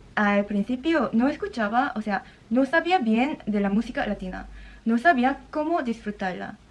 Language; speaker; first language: Spanish; non-native, fluent; Korean